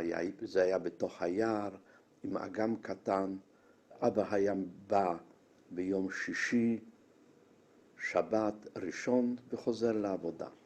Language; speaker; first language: Hebrew; non-native, fluent; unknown